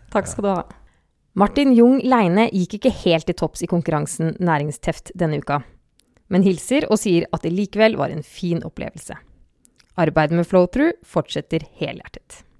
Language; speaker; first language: Norwegian; native; Norwegian